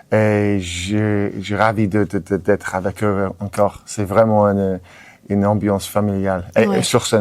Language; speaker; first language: French; non-native, fluent; English